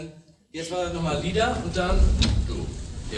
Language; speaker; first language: German; native; German